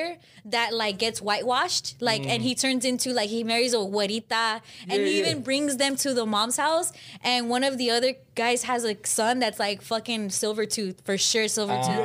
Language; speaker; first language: English; early bilingual, other home language; Spanish